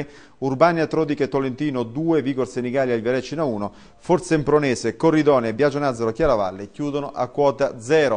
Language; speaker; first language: Italian; native; Italian